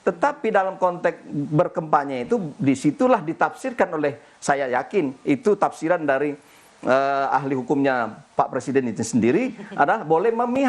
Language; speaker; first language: Indonesian; native; Indonesian